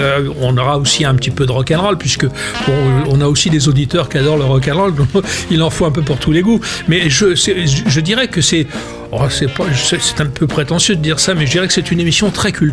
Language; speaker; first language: French; native; French